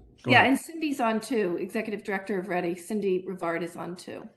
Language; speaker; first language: English; native; English